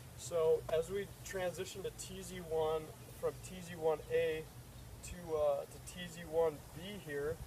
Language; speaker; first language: English; native; English